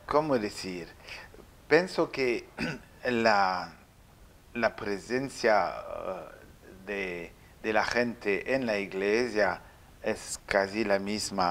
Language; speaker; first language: Spanish; non-native, learner; French